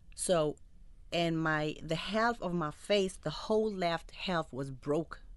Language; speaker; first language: English; non-native, fluent; Arabic